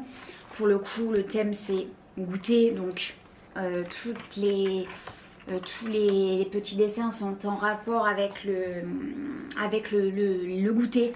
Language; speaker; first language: French; native; French